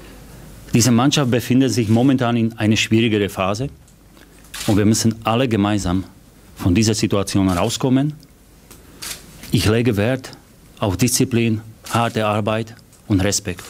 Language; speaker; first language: German; non-native, fluent; Slovak